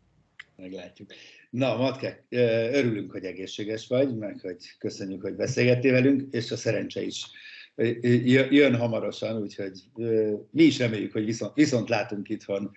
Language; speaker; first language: Hungarian; native; Hungarian